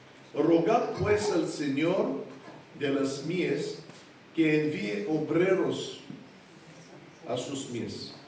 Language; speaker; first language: Spanish; non-native, fluent; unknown